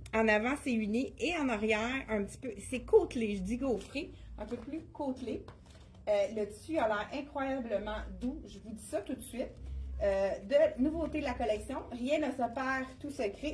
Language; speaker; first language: French; native; French